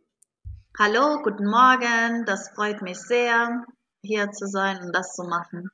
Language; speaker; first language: German; non-native, fluent; Arabic